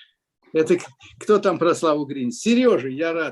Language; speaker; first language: Russian; native; Russian